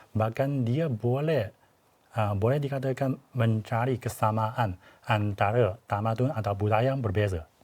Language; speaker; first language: Malay; non-native, fluent; Chinese